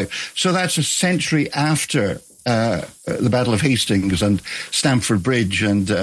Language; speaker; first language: English; native; English